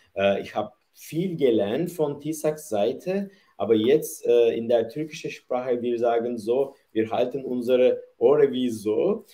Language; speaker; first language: German; non-native, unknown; Turkish